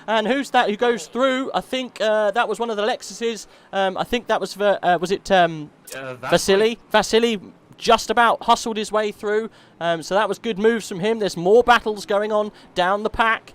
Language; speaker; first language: English; native; English